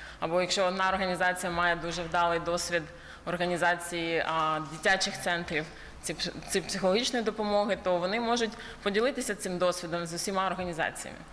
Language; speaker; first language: Ukrainian; early bilingual, heritage; Ukrainian